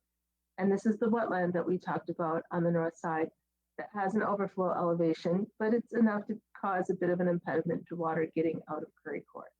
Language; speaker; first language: English; native; English